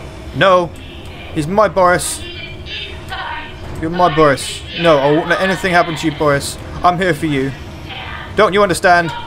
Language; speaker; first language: English; native; English